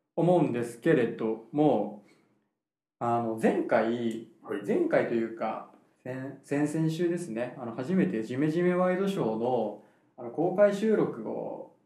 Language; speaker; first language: Japanese; native; Japanese